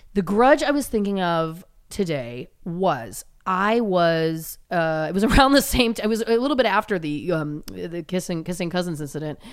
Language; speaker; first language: English; native; English